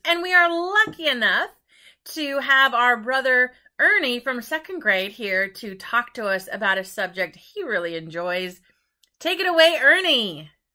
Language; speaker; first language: English; native; English